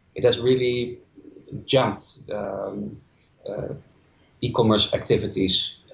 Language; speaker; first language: English; non-native, fluent; Dutch